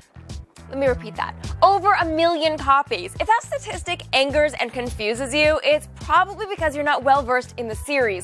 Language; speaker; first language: English; native; English